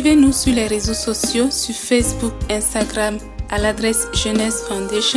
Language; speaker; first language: French; native; French